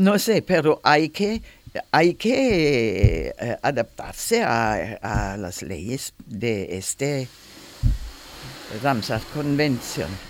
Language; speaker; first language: Spanish; non-native, learner; German